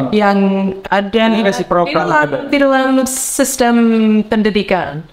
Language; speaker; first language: Indonesian; non-native, learner; English